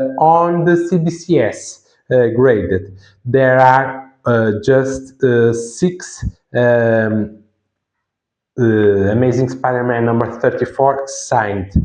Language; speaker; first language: English; non-native, fluent; Portuguese